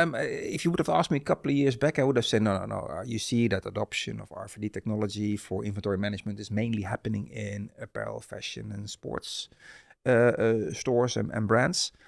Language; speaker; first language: English; non-native, fluent; Dutch